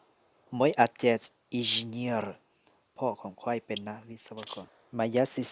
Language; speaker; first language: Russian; non-native, learner; Lao